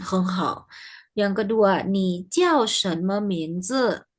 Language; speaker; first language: Chinese; non-native, fluent; Indonesian